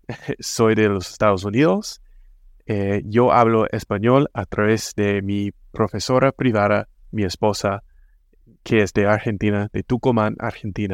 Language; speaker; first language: Spanish; non-native, fluent; English